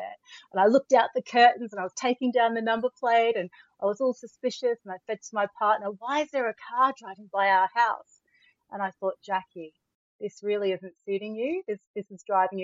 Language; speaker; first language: English; native; English